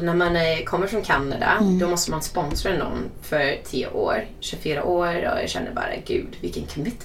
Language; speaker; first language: Swedish; non-native, fluent; English